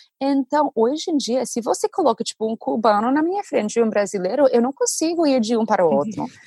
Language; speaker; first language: Portuguese; non-native, fluent; English